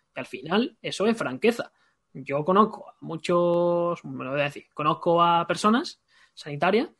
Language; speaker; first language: Spanish; native; Spanish